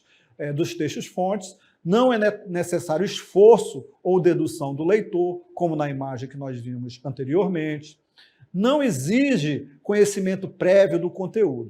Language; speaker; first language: Portuguese; native; Portuguese